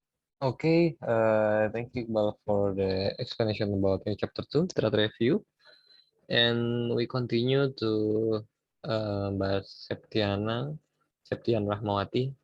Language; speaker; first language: English; non-native, learner; Indonesian